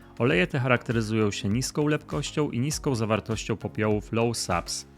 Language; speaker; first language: Polish; native; Polish